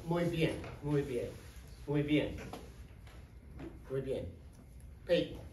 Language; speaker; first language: Spanish; non-native, fluent; English